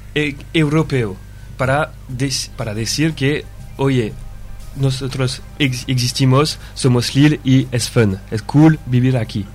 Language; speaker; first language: Spanish; non-native, fluent; French